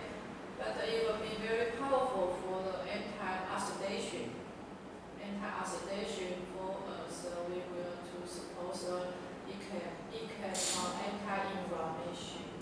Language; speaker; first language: English; non-native, learner; Chinese